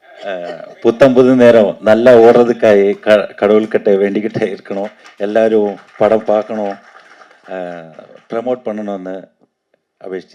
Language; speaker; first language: Tamil; non-native, learner; Malayalam